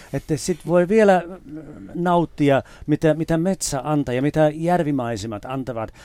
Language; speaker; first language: Finnish; non-native, fluent; English